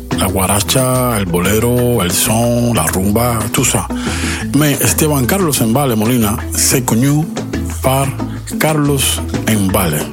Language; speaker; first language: French; non-native, learner; Spanish